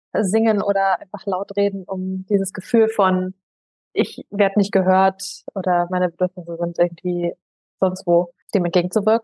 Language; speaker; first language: German; native; German